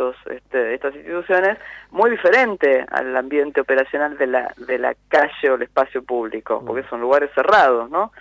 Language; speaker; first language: Spanish; native; Spanish